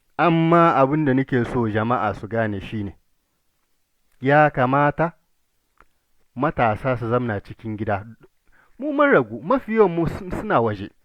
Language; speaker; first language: Hausa; native; Hausa